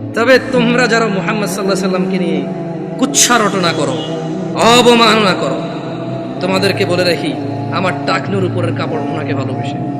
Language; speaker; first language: Bangla; early bilingual, heritage; Bangla